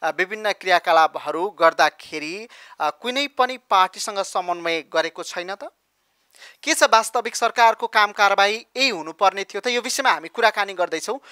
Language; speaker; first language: Nepali; native; Nepali